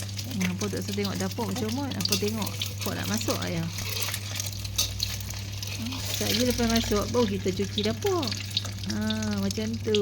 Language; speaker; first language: Malay; native; Malay